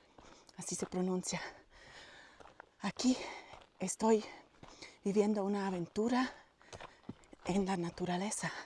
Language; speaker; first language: Spanish; non-native, fluent; English